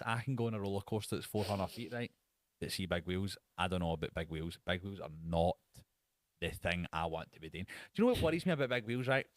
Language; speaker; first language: English; native; English